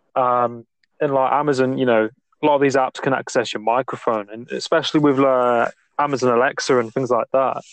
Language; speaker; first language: English; native; English